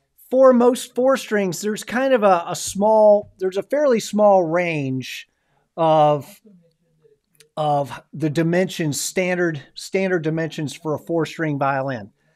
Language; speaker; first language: English; native; English